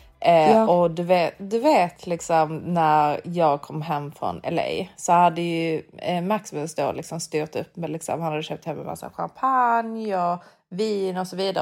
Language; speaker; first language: Swedish; native; Swedish